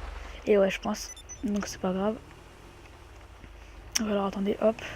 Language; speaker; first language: French; native; French